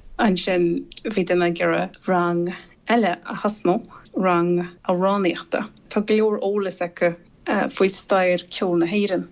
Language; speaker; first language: Irish; non-native, fluent; English